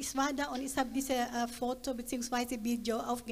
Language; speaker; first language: German; non-native, learner; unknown